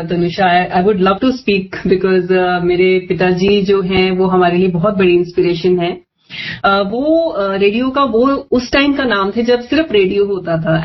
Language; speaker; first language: Hindi; native; Hindi